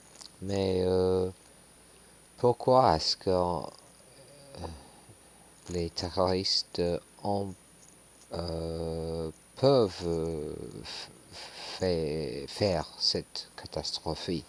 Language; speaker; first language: French; non-native, learner; English